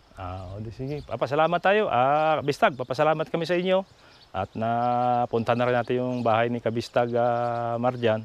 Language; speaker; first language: Filipino; non-native, local second language; Cebuano